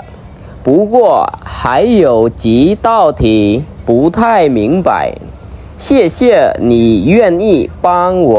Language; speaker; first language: Chinese; non-native, fluent; Khmer